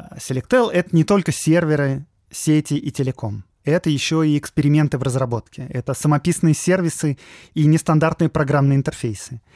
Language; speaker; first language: Russian; native; Russian